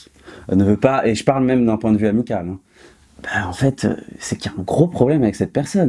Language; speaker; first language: French; native; French